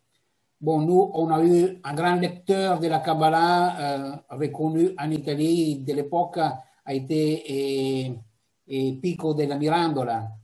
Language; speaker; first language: French; non-native, fluent; Italian